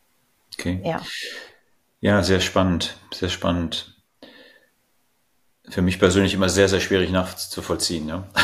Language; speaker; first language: German; native; German